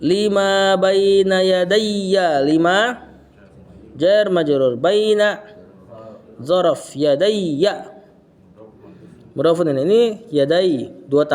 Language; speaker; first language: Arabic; non-native, fluent; Indonesian